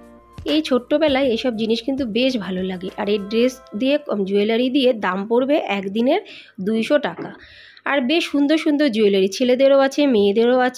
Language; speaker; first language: Bangla; native; Bangla